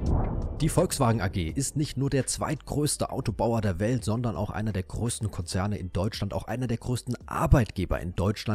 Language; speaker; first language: German; native; German